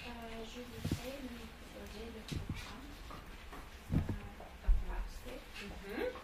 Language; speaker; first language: French; non-native, learner; Russian